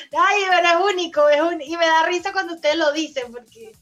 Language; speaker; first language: Spanish; native; Spanish